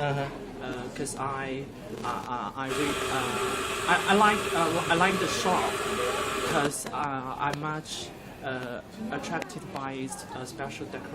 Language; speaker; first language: English; non-native, learner; Chinese